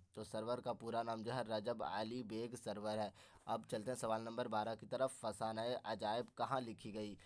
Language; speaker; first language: Urdu; native; Urdu